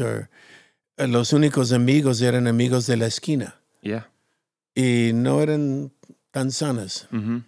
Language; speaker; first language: Spanish; non-native, fluent; English